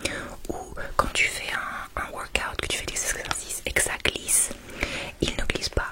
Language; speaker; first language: French; native; French